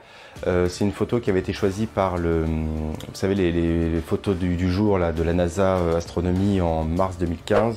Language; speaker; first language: French; native; French